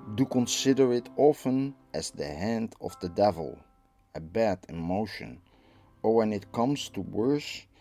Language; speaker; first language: English; non-native, fluent; Dutch